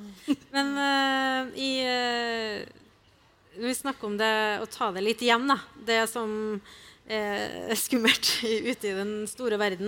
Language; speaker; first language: Norwegian; native; Norwegian